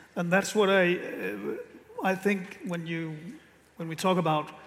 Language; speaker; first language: English; non-native, fluent; Danish